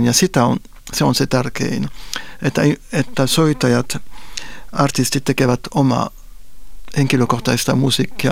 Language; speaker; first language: Finnish; non-native, fluent; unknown